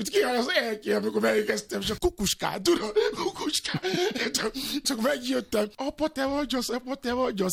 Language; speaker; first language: Hungarian; non-native, learner; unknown